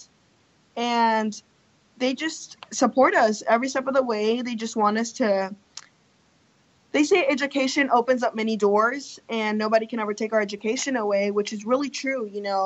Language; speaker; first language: English; early bilingual, other home language; Spanish